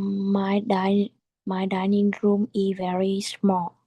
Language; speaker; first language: English; non-native, learner; Chinese